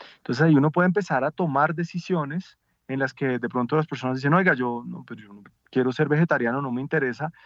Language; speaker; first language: Spanish; native; Spanish